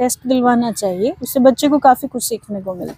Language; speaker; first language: Hindi; native; Hindi